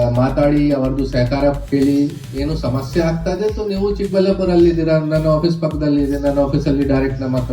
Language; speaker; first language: Kannada; non-native, fluent; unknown